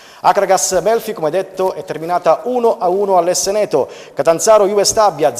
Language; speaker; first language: Italian; native; Italian